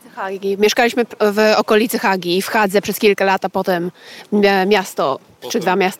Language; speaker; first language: Polish; early bilingual, heritage; Polish